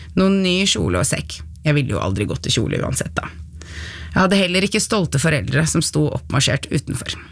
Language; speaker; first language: Norwegian; early bilingual, other home language; Arabic